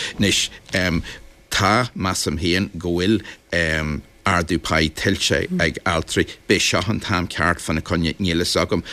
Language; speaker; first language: Irish; native; Irish